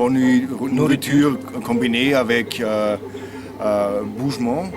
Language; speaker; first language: French; non-native, learner; German